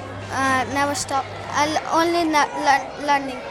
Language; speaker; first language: English; non-native, learner; Hindi